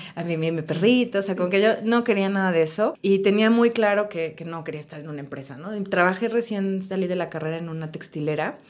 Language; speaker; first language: Spanish; native; Spanish